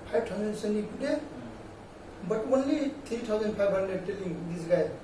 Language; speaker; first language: English; non-native, learner; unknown